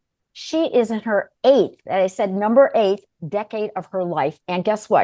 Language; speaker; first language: English; native; English